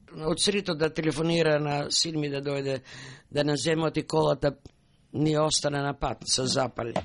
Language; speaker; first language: Macedonian; native; Macedonian